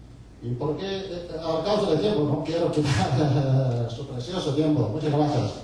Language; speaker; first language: Spanish; non-native, fluent; Chinese